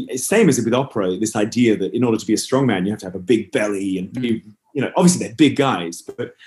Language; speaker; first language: English; native; English